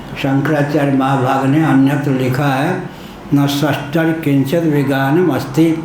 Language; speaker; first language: Hindi; non-native, local second language; Maithili